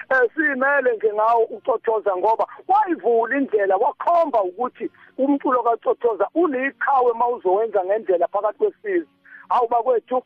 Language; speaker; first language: Zulu; native; Zulu